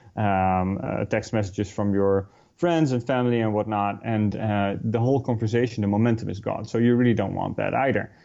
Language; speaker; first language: English; non-native, fluent; Dutch